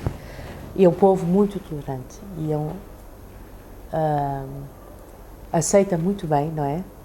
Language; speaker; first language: Portuguese; early bilingual, other home language; Chinese